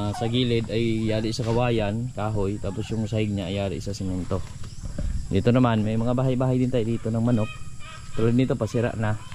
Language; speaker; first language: Filipino; non-native, local second language; Cebuano